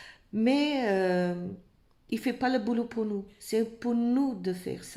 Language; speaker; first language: French; non-native, fluent; English